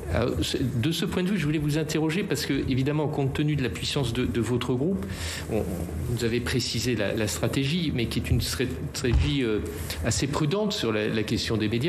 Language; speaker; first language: French; native; French